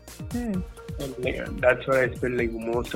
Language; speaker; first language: English; non-native, local second language; Tamil